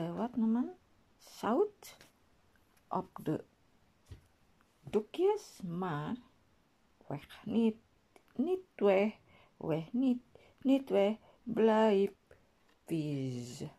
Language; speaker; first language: Dutch; non-native, learner; Indonesian